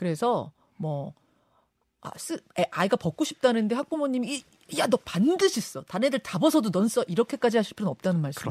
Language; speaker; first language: Korean; native; Korean